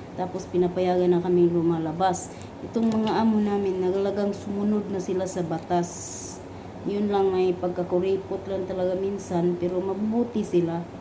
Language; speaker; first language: Filipino; non-native, local second language; Cebuano